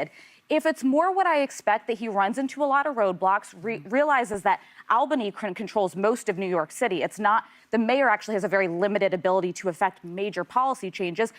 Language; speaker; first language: English; native; English